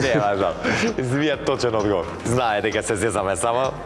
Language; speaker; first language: Macedonian; native; Macedonian